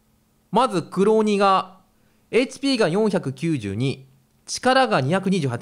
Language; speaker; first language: Japanese; native; Japanese